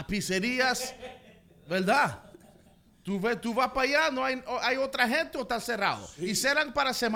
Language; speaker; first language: Spanish; early bilingual, heritage; Spanish